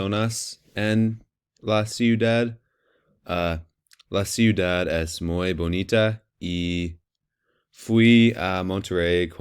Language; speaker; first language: Spanish; non-native, learner; English